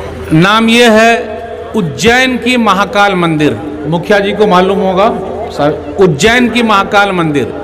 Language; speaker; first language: Hindi; native; Hindi